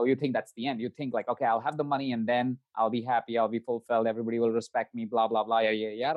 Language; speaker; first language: English; non-native, local second language; Hindi